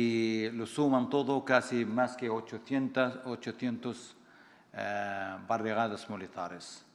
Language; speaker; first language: Spanish; non-native, fluent; Arabic